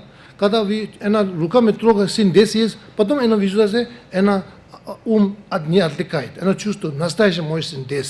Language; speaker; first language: Russian; non-native, learner; Tibetan